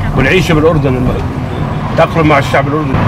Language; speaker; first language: Arabic; native; Arabic